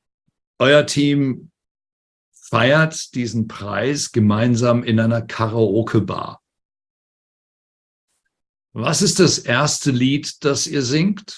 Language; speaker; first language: German; native; German